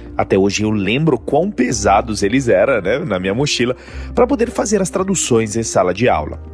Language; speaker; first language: Portuguese; non-native, fluent; Italian